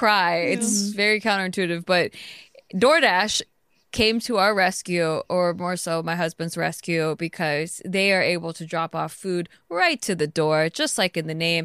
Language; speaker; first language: English; native; English